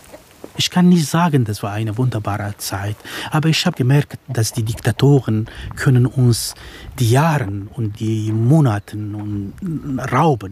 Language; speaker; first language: German; non-native, fluent; Kurdish